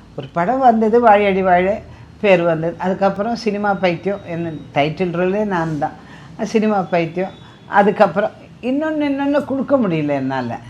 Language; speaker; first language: Tamil; non-native, local second language; Telugu